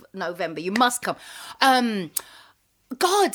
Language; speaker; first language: English; native; English